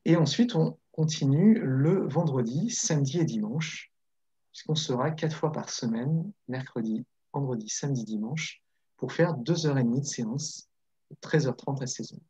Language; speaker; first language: French; native; French